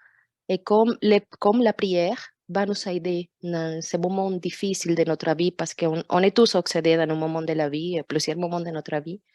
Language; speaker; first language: French; non-native, fluent; Portuguese